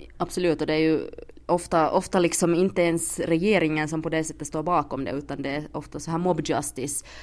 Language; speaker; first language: Swedish; native; Swedish